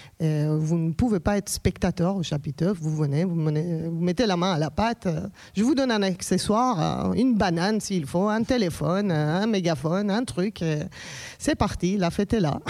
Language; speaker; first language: French; non-native, fluent; Persian